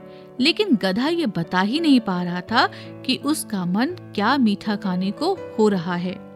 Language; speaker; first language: Hindi; native; Hindi